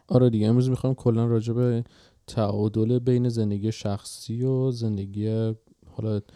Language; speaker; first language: Persian; native; Persian